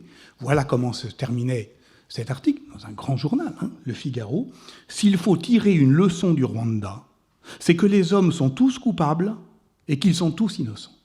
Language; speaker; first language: French; native; French